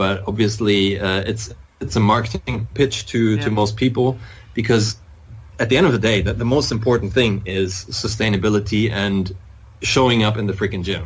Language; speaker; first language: English; non-native, fluent; German